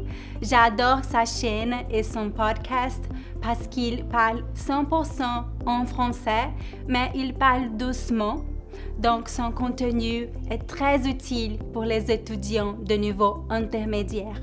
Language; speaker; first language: French; non-native, fluent; Portuguese